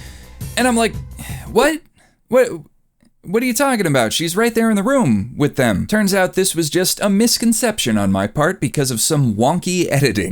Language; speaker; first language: English; native; English